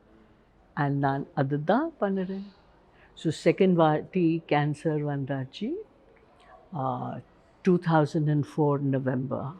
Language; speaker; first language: Tamil; non-native, learner; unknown